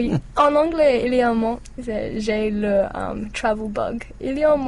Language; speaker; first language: French; non-native, learner; English